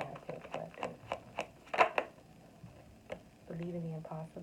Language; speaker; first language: English; native; English